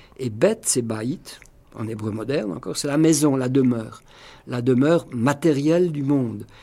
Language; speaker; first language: French; native; French